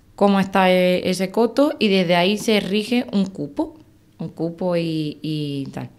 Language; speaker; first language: Spanish; native; Spanish